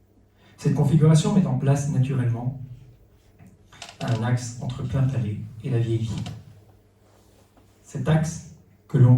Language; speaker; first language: French; native; French